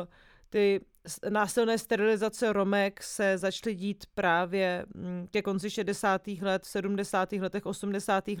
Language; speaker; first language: Czech; native; Czech